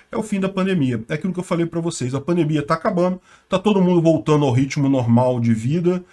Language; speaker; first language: Portuguese; native; Portuguese